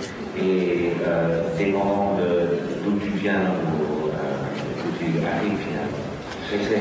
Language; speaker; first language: French; non-native, learner; Dutch